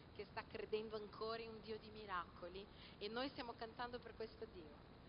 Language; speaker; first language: Italian; non-native, fluent; Portuguese